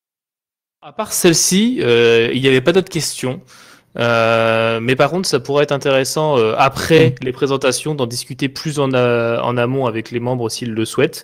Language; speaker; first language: French; native; French